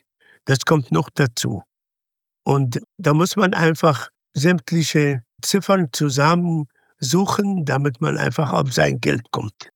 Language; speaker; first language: German; non-native, fluent; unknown